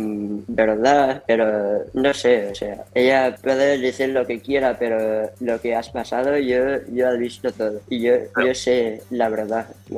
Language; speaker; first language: Spanish; early bilingual, heritage; Spanish